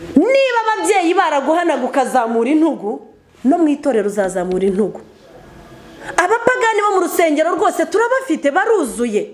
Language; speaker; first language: Kinyarwanda; early bilingual, heritage; Kinyarwanda